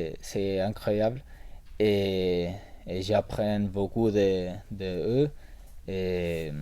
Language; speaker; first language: French; non-native, learner; Spanish